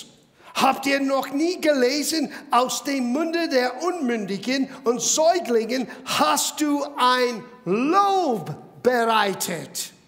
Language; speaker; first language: German; non-native, fluent; English